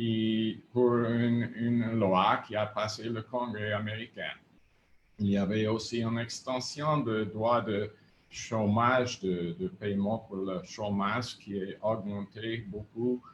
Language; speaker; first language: French; non-native, fluent; English